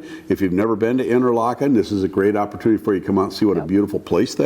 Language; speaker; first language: English; native; English